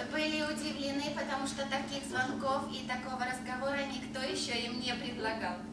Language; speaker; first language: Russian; native; Russian